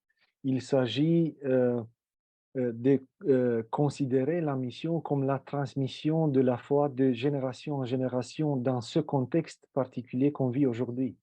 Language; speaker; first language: French; non-native, fluent; Romanian